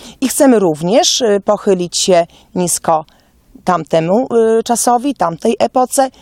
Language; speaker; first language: Polish; native; Polish